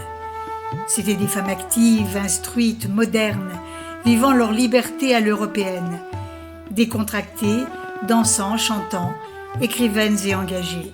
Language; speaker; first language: French; native; French